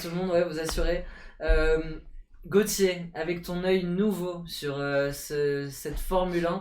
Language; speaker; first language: French; native; French